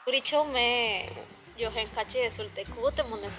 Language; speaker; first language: Korean; non-native, learner; Spanish